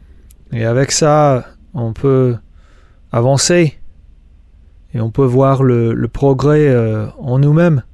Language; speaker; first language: French; non-native, fluent; Spanish